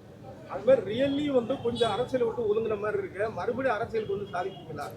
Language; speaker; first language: Tamil; native; Tamil